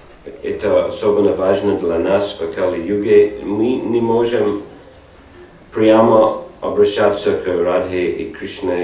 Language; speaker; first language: Russian; non-native, learner; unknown